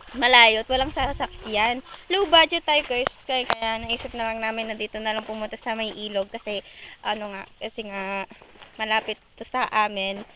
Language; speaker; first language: Filipino; native; Filipino